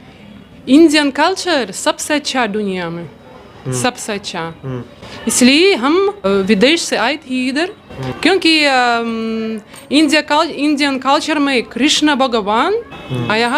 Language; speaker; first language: Hindi; non-native, learner; Russian